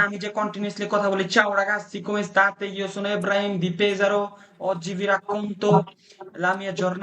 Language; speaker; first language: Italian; non-native, fluent; Bangla